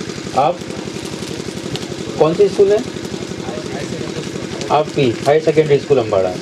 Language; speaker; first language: Hindi; native; Hindi